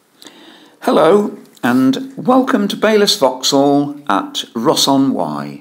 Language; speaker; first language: English; native; English